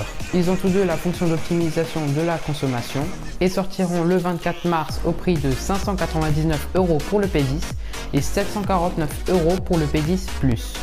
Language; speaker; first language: French; native; French